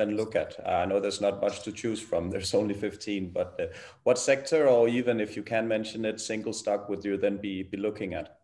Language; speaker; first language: English; non-native, fluent; Danish